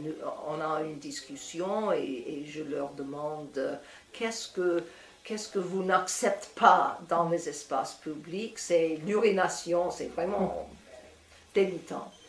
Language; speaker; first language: French; non-native, fluent; English